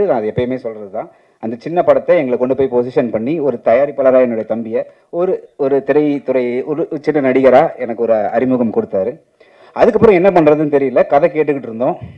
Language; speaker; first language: Tamil; native; Tamil